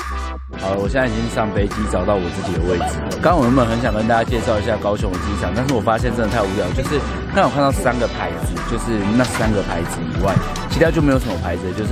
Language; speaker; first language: Chinese; native; Chinese